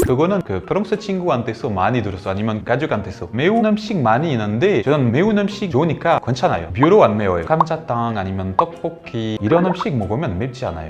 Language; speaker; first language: Korean; non-native, learner; French